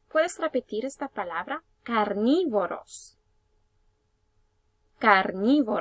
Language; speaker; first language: Spanish; early bilingual, heritage; Spanish